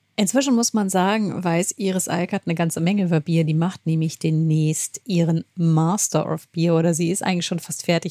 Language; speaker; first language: German; native; German